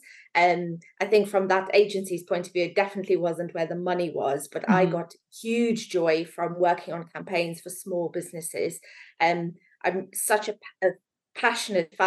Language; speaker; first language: English; native; English